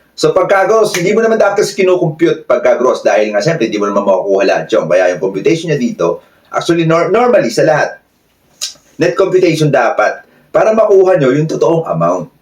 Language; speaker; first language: Filipino; native; Filipino